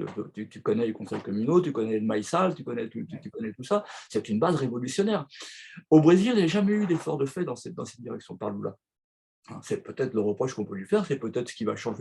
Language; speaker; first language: French; native; French